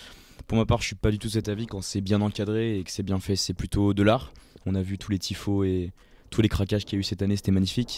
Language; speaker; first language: French; native; French